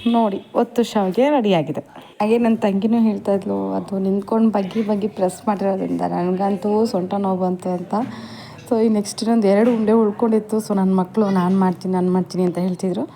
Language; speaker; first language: Kannada; native; Kannada